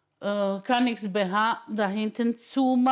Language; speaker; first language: German; non-native, learner; Polish